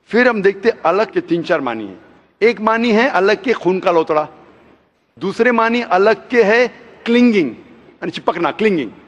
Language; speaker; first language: Hindi; non-native, local second language; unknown